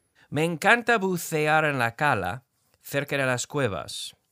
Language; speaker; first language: Spanish; non-native, fluent; English